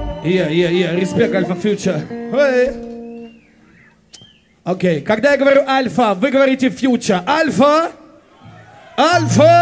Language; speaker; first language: Russian; non-native, fluent; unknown